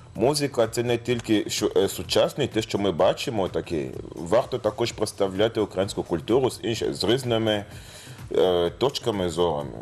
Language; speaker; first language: Ukrainian; non-native, learner; Lingala